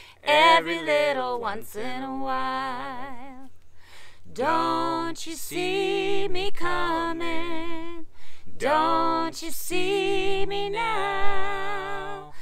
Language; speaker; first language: English; native; English